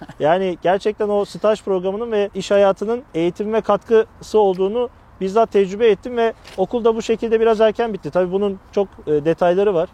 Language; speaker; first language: Turkish; native; Turkish